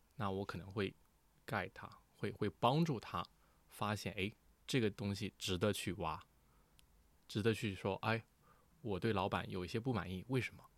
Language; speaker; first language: Chinese; early bilingual, heritage; Chinese